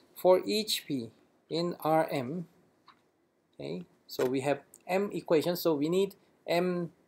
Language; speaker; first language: English; non-native, fluent; Korean